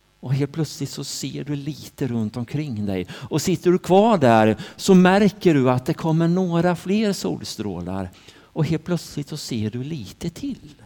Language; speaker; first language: Swedish; native; Swedish